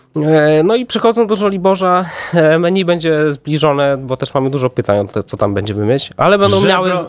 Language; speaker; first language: Polish; native; Polish